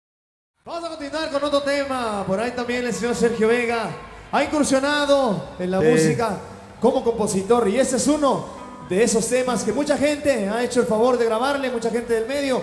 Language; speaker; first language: Spanish; native; Spanish